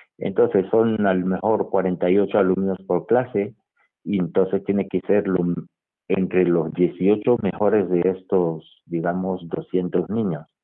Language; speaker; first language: Spanish; non-native, fluent; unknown